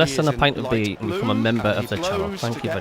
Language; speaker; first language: English; native; English